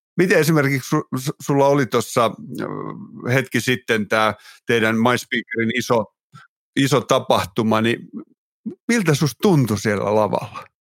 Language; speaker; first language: Finnish; native; Finnish